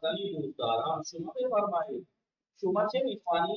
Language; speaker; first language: Persian; non-native, fluent; Urdu